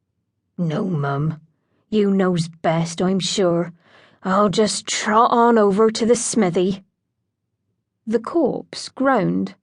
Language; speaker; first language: English; native; English